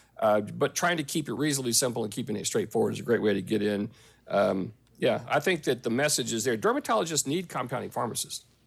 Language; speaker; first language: English; native; English